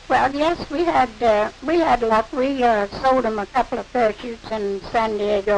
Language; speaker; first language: English; native; English